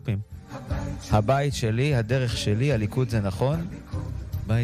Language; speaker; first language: Hebrew; native; Hebrew